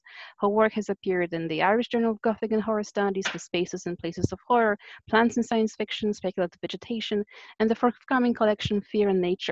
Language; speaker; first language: English; non-native, fluent; Polish